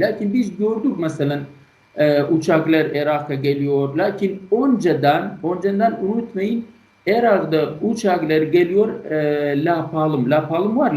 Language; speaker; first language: Turkish; non-native, learner; Kurdish